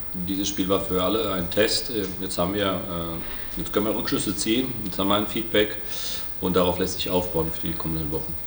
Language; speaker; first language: German; native; German